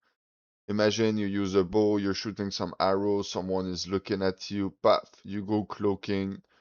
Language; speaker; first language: English; non-native, fluent; French